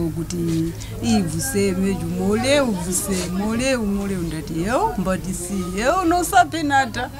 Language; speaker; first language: Portuguese; non-native, learner; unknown